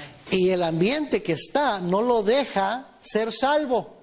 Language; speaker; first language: Spanish; native; Spanish